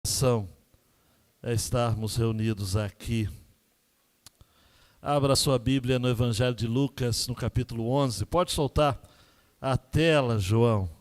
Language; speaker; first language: Portuguese; native; Portuguese